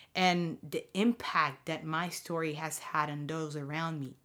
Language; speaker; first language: English; non-native, fluent; Spanish